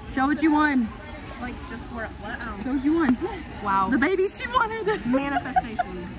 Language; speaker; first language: English; native; English